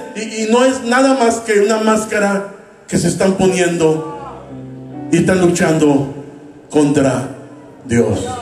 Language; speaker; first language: Spanish; native; Spanish